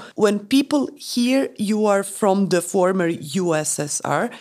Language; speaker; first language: English; non-native, fluent; Romanian